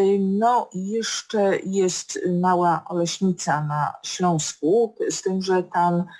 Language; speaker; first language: Polish; native; Polish